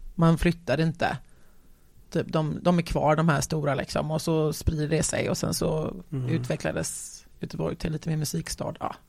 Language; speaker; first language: Swedish; native; Swedish